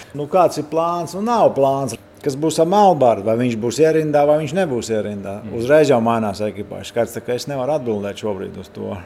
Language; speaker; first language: Latvian; native; Latvian